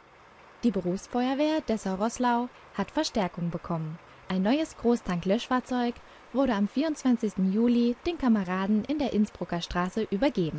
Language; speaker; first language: German; native; German